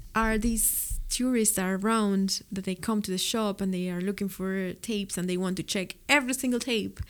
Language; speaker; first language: English; non-native, fluent; Spanish